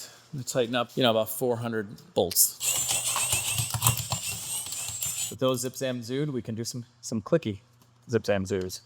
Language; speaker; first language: English; native; English